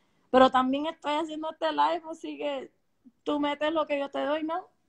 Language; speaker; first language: Spanish; early bilingual, heritage; Spanish